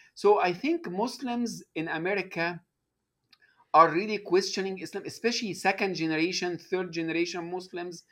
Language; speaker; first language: English; non-native, fluent; Arabic